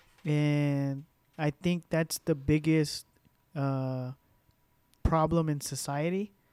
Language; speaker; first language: English; early bilingual, other home language; Spanish